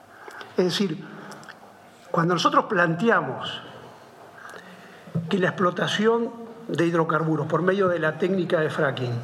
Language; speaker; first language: Spanish; native; Spanish